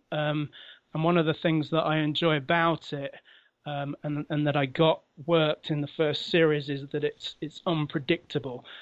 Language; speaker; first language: English; native; English